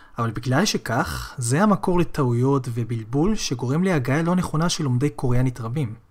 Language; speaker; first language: Hebrew; native; Hebrew